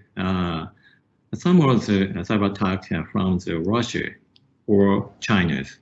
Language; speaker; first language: English; non-native, learner; Japanese